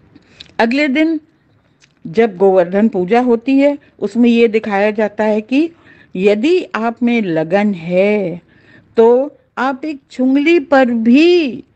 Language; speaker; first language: Hindi; native; Hindi